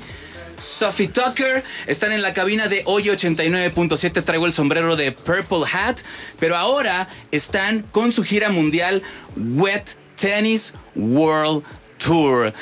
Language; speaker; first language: Spanish; native; Spanish